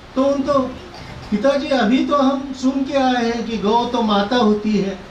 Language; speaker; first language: Hindi; non-native, local second language; Marathi